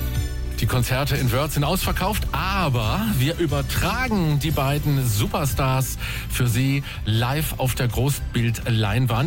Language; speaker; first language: German; native; German